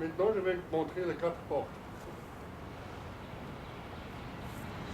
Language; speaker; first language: French; non-native, fluent; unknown